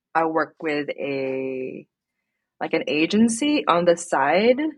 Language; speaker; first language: English; non-native, local second language; Filipino